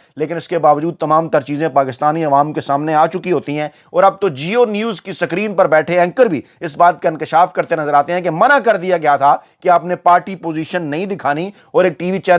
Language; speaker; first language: Urdu; native; Urdu